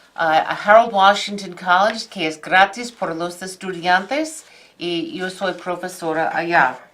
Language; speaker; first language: Spanish; non-native, fluent; English